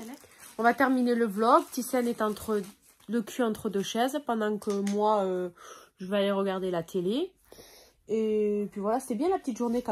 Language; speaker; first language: French; native; French